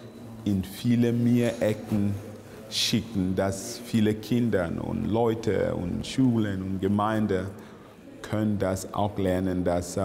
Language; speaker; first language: German; non-native, fluent; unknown